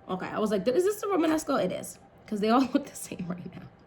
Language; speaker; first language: English; native; English